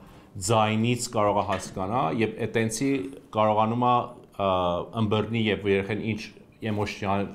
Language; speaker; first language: Armenian; early bilingual, heritage; Armenian